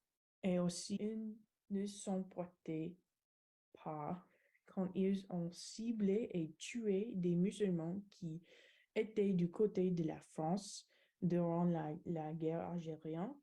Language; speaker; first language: French; non-native, learner; English